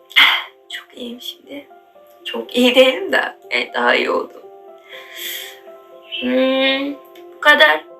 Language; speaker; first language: Turkish; non-native, learner; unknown